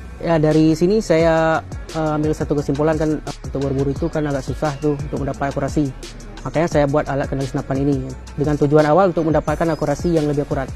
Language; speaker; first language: Indonesian; non-native, local second language; Achinese